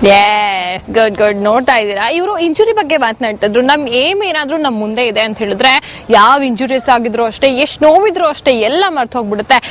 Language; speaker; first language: Kannada; native; Kannada